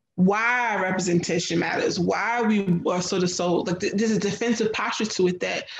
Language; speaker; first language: English; native; English